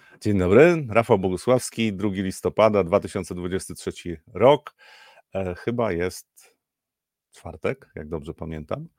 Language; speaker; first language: Polish; native; Polish